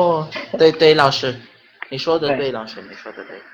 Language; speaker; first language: Chinese; non-native, learner; Filipino